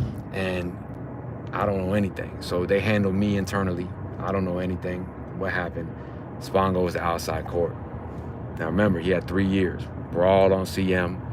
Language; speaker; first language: English; native; English